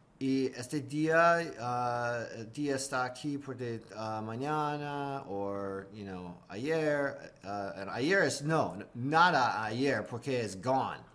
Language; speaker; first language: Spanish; non-native, learner; English